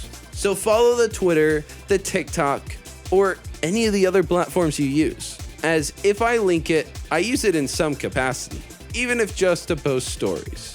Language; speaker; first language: English; native; English